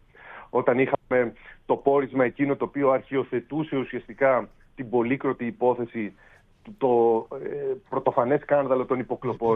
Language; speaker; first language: Greek; native; Greek